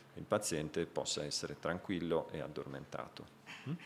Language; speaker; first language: Italian; native; Italian